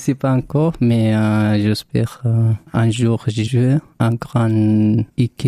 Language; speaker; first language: French; non-native, learner; Arabic